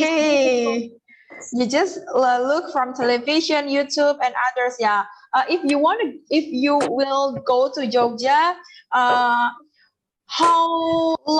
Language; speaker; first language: English; non-native, learner; Indonesian